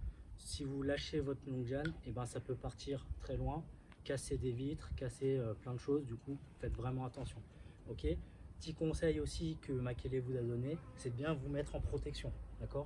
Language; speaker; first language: French; native; French